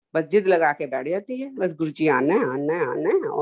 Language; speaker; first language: Hindi; native; Hindi